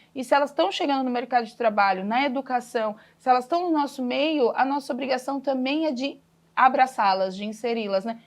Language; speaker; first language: Portuguese; native; Portuguese